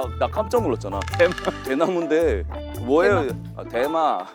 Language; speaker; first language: Korean; native; Korean